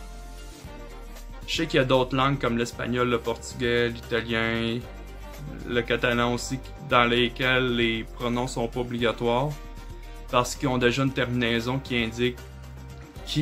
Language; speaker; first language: French; native; French